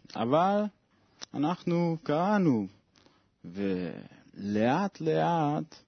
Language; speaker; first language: Hebrew; non-native, learner; Swiss German